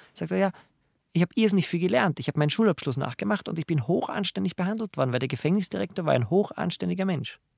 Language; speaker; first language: German; native; German